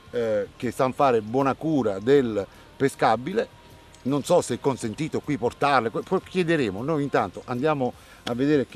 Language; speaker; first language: Italian; native; Italian